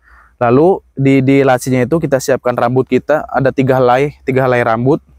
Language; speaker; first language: Indonesian; non-native, local second language; Sundanese